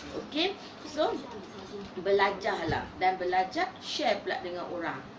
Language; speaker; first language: Malay; native; Malay